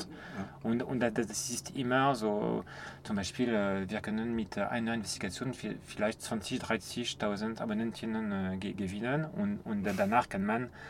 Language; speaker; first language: German; non-native, fluent; French